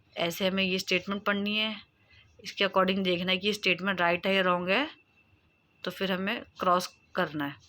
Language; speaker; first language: Hindi; native; Hindi